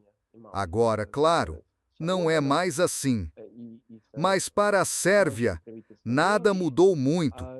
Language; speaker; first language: Portuguese; non-native, fluent; Serbian